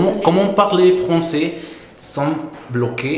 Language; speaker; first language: French; non-native, fluent; Spanish